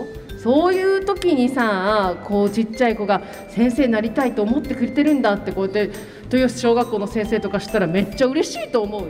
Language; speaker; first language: Japanese; native; Japanese